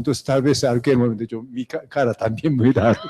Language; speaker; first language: Spanish; non-native, fluent; Japanese